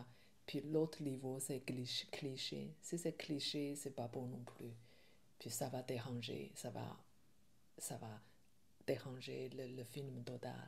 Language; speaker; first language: French; non-native, learner; Chinese